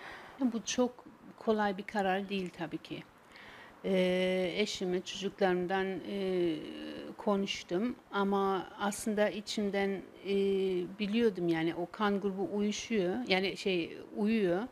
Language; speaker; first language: Turkish; non-native, fluent; German